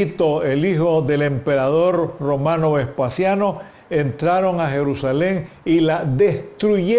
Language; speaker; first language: Spanish; native; Spanish